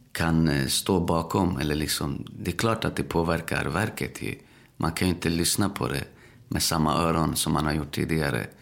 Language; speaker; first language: Swedish; early bilingual, other home language; Spanish